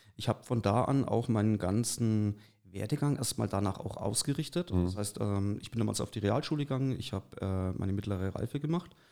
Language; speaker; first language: German; native; German